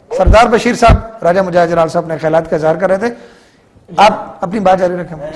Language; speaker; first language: Urdu; native; Urdu